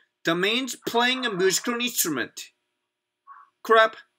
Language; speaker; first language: English; non-native, fluent; Korean